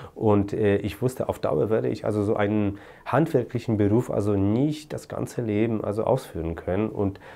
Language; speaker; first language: German; non-native, fluent; Polish